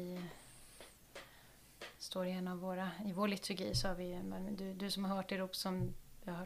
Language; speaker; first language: Swedish; native; Swedish